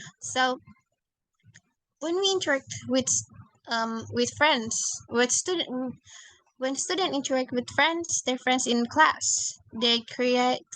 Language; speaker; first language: English; non-native, learner; Indonesian